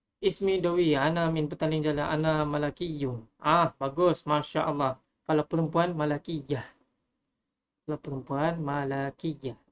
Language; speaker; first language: Malay; native; Malay